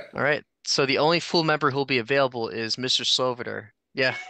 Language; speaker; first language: English; native; English